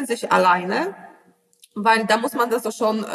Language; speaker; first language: German; non-native, learner; Polish